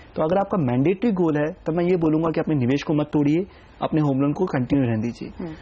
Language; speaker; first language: Hindi; native; Hindi